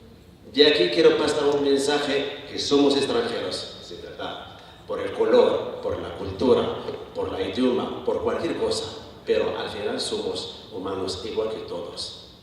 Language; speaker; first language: Spanish; non-native, learner; Arabic